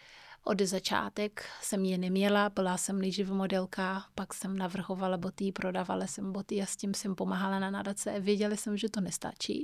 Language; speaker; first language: Czech; non-native, fluent; Kabuverdianu